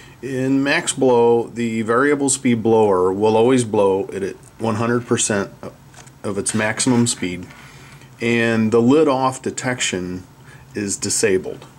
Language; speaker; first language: English; native; English